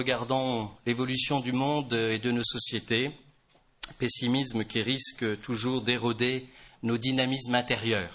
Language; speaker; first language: French; native; French